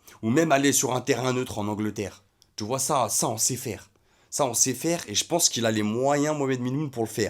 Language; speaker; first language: French; native; French